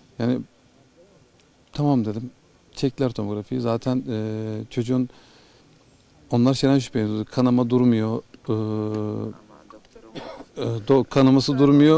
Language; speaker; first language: Turkish; native; Turkish